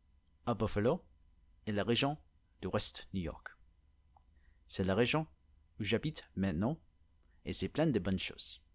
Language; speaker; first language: French; non-native, learner; English